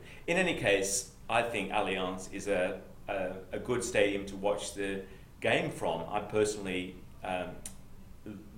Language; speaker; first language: English; native; English